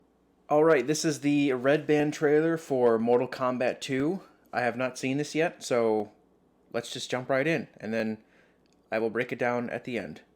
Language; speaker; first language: English; native; English